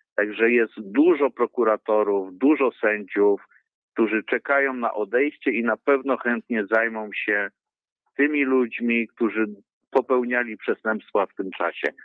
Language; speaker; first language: Polish; native; Polish